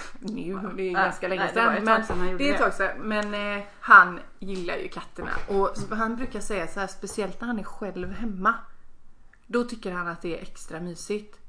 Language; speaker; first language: Swedish; native; Swedish